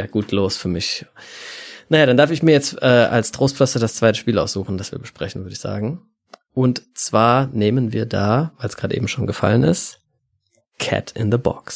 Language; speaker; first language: German; native; German